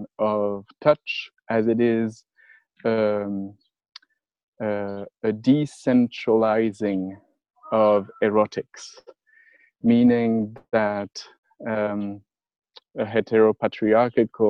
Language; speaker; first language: English; non-native, fluent; French